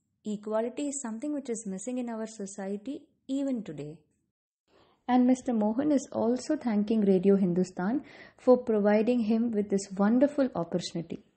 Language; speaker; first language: English; non-native, local second language; Tamil